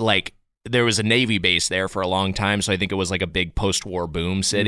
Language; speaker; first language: English; native; English